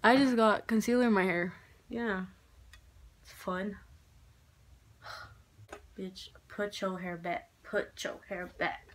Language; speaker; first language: English; native; English